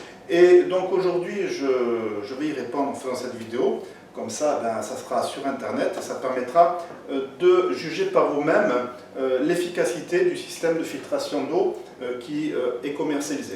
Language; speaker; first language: French; native; French